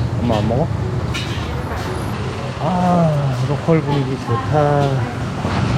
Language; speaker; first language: Korean; native; Korean